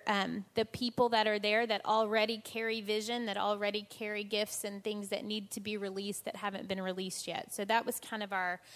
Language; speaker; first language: English; native; English